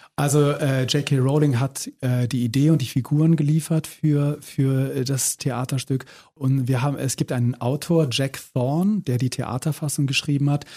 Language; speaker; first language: German; native; German